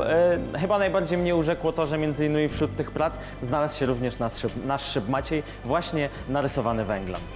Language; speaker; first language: Polish; native; Polish